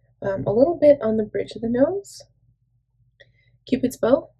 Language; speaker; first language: English; native; English